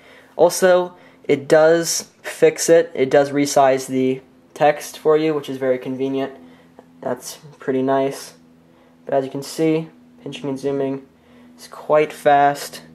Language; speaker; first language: English; native; English